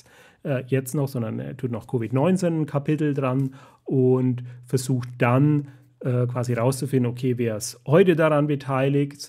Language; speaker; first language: German; native; German